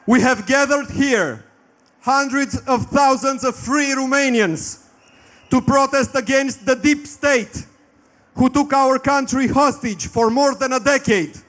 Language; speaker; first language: English; non-native, fluent; Romanian